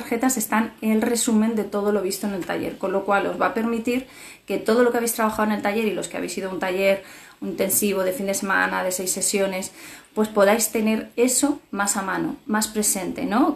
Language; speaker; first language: Spanish; native; Spanish